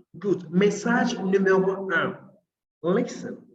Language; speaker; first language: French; non-native, fluent; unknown